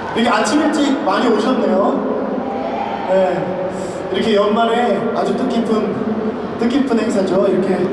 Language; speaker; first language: Korean; native; Korean